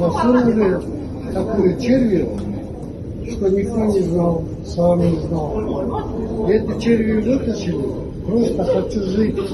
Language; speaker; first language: Russian; non-native, local second language; Kyrgyz